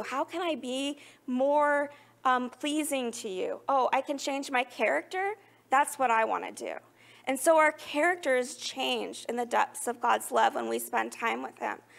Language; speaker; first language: English; native; English